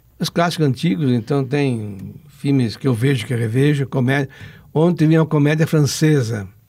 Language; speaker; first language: Portuguese; non-native, local second language; Italian